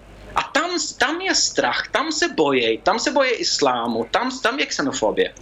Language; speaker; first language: Czech; early bilingual, heritage; Czech